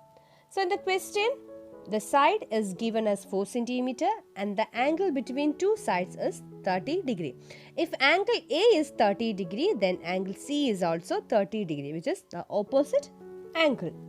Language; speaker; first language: English; non-native, local second language; Malayalam